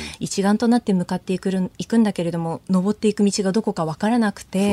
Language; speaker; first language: Japanese; native; Japanese